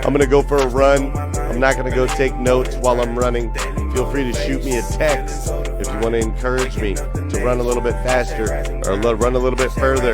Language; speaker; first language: English; native; English